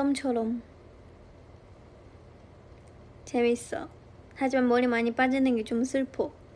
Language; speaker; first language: Korean; non-native, fluent; Chinese